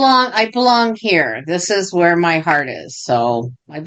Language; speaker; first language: English; native; English